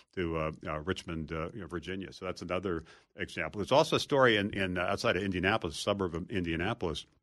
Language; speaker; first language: English; native; English